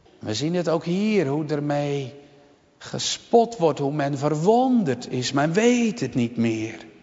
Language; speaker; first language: Dutch; native; Dutch